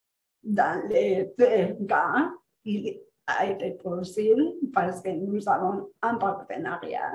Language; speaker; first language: French; non-native, fluent; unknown